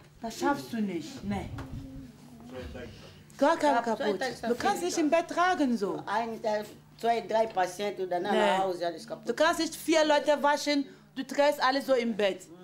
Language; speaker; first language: German; non-native, fluent; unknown